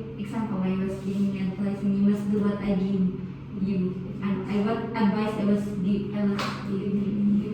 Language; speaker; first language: English; non-native, learner; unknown